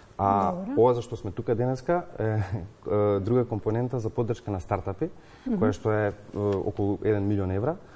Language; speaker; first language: Macedonian; native; Macedonian